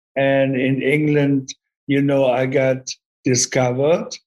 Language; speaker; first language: English; non-native, fluent; German